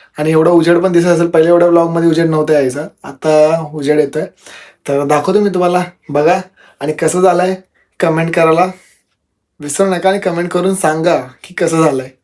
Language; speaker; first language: Marathi; non-native, local second language; Telugu